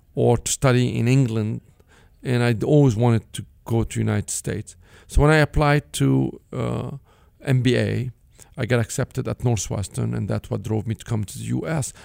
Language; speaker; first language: English; non-native, fluent; Arabic